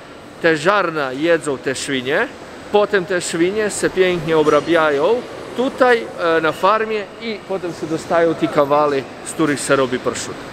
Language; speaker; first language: Polish; non-native, fluent; Croatian